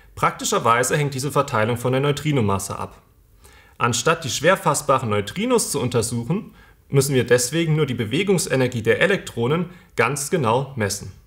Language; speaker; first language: German; native; German